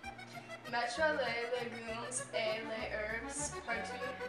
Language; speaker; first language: French; non-native, learner; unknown